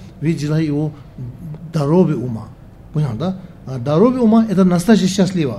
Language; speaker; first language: Russian; non-native, learner; Tibetan